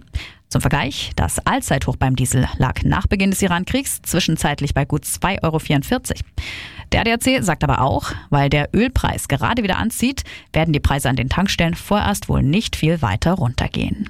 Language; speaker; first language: German; native; German